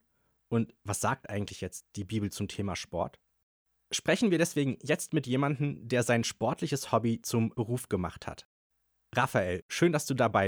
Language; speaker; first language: German; native; German